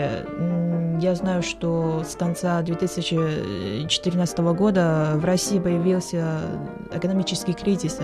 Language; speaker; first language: Russian; non-native, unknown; Chinese